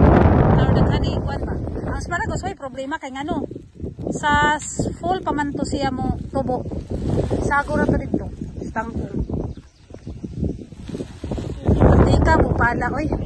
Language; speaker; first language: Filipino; non-native, local second language; Cebuano